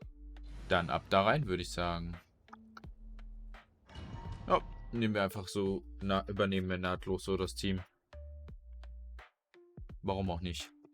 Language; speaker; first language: German; native; German